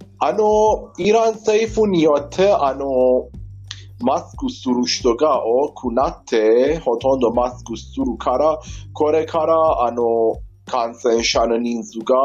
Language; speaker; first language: Japanese; non-native, learner; Persian